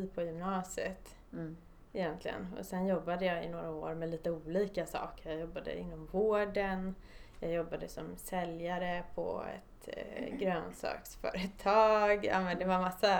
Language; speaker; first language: Swedish; early bilingual, other home language; Polish